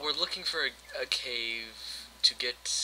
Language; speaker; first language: English; native; English